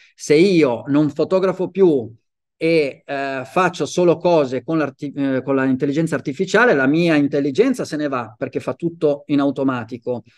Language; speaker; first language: Italian; native; Italian